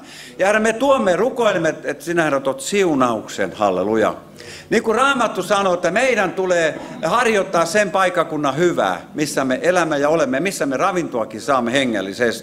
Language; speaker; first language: Finnish; native; Finnish